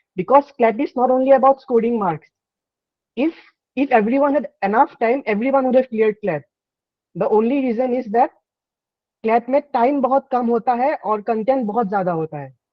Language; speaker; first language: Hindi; non-native, local second language; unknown